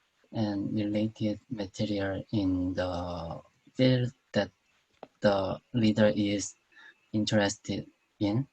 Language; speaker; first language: English; non-native, learner; Korean